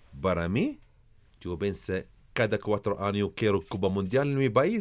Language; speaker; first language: Spanish; non-native, learner; Arabic